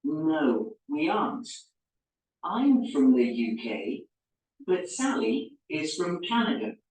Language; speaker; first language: English; non-native, learner; Spanish